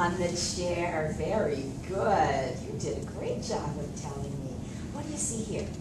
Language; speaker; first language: English; native; English